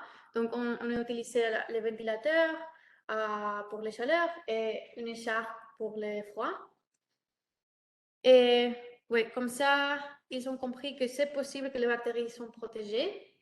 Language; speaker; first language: French; non-native, learner; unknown